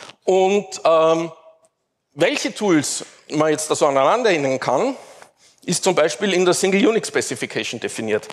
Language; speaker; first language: German; native; German